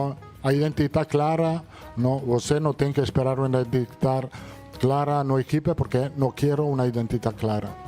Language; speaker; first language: Portuguese; non-native, fluent; Italian